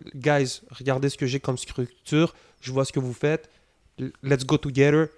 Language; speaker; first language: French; native; French